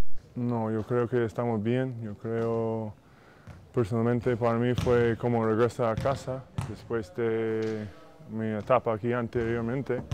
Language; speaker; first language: Spanish; non-native, fluent; English